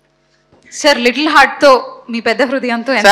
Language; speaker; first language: Telugu; native; Telugu